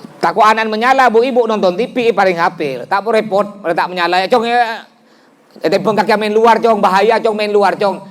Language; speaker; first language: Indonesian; native; Indonesian